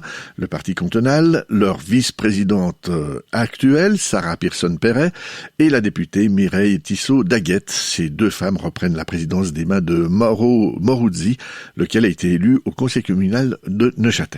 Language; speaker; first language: French; native; French